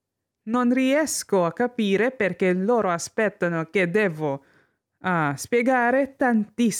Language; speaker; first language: Italian; non-native, learner; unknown